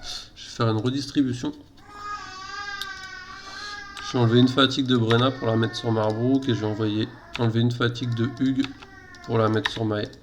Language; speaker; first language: French; native; French